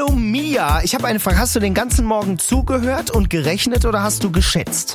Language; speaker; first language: German; native; German